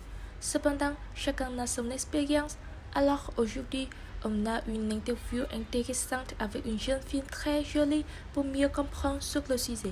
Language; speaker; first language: French; non-native, learner; Vietnamese